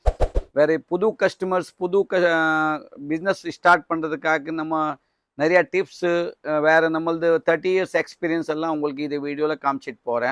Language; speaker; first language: Tamil; non-native, fluent; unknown